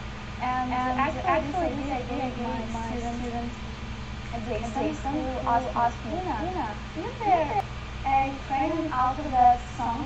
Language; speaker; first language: English; non-native, learner; Ukrainian